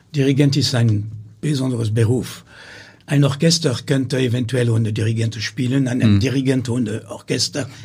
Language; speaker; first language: German; non-native, learner; French